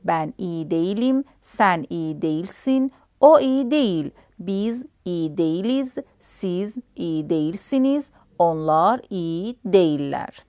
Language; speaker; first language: Turkish; non-native, fluent; Persian